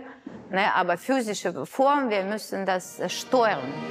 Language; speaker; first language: German; non-native, fluent; Russian